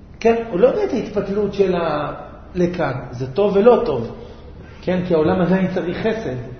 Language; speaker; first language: Hebrew; native; Hebrew